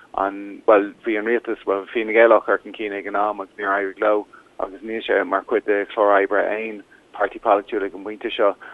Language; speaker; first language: Irish; non-native, local second language; English